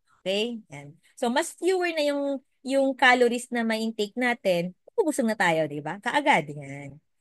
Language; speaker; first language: Filipino; non-native, local second language; Iloko